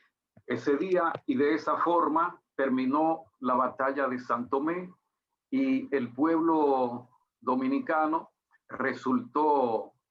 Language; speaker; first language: Spanish; native; Spanish